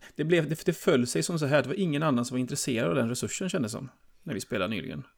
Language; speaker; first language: Swedish; native; Swedish